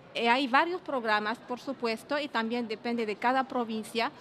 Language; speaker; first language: Spanish; non-native, fluent; Arabic